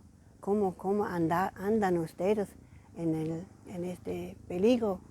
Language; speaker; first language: Spanish; non-native, fluent; German